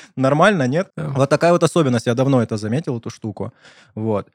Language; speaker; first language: Russian; native; Russian